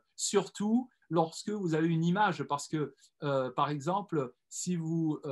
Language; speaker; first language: French; native; French